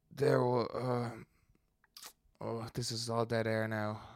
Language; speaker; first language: English; native; English